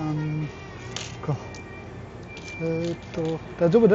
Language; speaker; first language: Japanese; non-native, learner; German